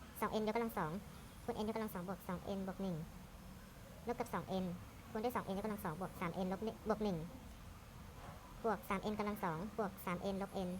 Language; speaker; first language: Thai; native; Thai